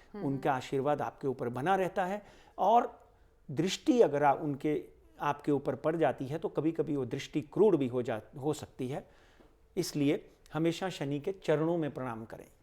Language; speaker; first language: Hindi; native; Hindi